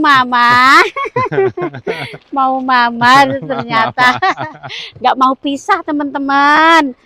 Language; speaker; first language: Indonesian; native; Indonesian